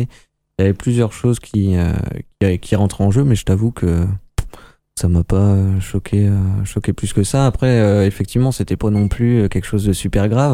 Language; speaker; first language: French; native; French